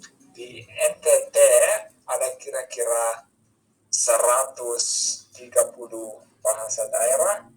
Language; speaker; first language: Indonesian; non-native, fluent; English